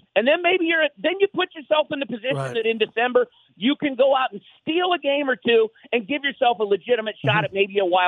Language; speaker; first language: English; native; English